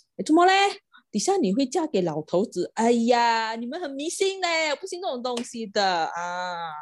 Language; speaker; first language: Chinese; non-native, local second language; Malay